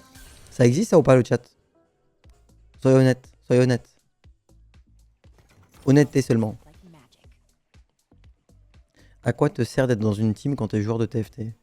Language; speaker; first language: French; native; French